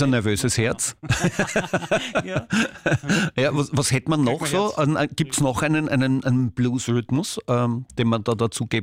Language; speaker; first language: German; native; German